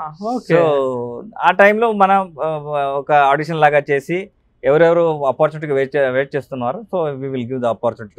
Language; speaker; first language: Telugu; non-native, local second language; Kannada